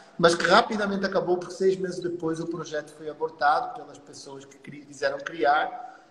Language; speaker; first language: Portuguese; native; Portuguese